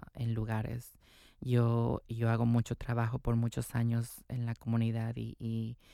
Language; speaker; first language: Spanish; native; Spanish